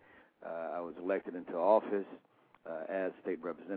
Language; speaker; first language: English; native; English